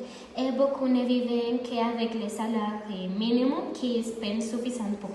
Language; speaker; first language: French; non-native, learner; Spanish